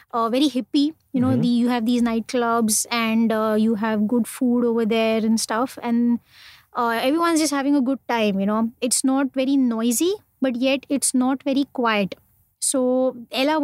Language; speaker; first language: English; non-native, local second language; Hindi